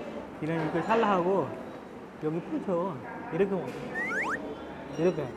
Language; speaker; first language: Korean; non-native, learner; Sinhala